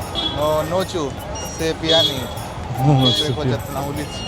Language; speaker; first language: Russian; non-native, learner; Hindi